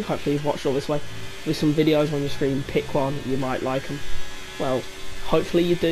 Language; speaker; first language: English; native; English